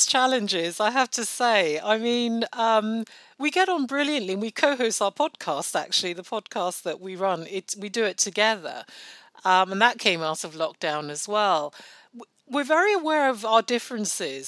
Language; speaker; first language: English; non-native, local second language; Yoruba